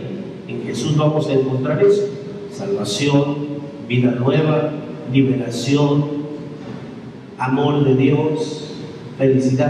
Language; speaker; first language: Spanish; native; Spanish